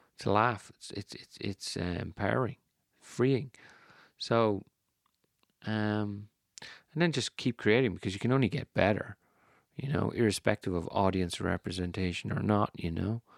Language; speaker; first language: English; native; English